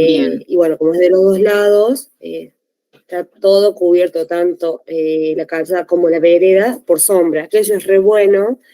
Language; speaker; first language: Spanish; native; Spanish